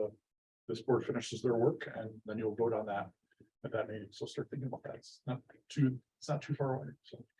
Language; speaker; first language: English; native; English